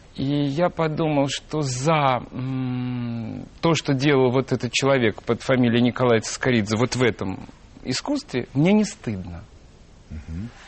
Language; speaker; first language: Russian; native; Russian